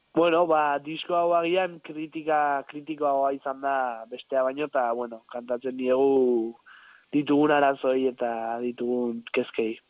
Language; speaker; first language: Basque; non-native, local second language; Spanish